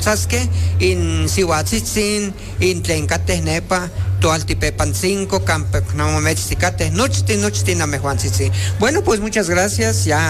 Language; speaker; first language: Spanish; non-native, local second language; Nahuatl languages